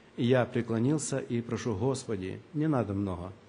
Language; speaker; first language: Russian; non-native, local second language; Ukrainian